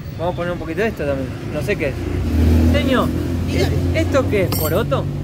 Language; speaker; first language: Spanish; native; Spanish